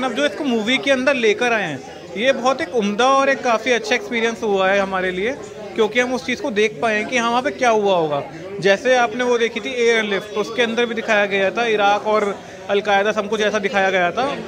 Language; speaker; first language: Hindi; native; Hindi